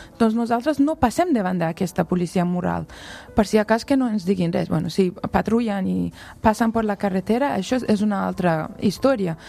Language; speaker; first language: Catalan; non-native, fluent; Persian